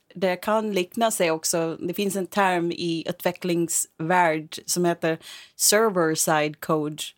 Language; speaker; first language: Swedish; non-native, fluent; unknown